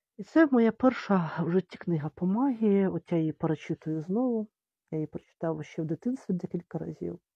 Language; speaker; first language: Ukrainian; native; Ukrainian